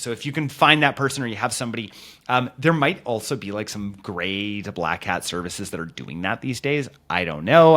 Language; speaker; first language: English; native; English